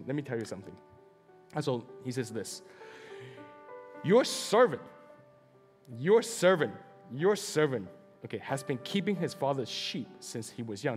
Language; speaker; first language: English; early bilingual, other home language; Chinese